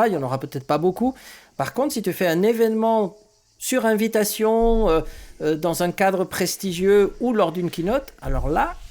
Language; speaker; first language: French; native; French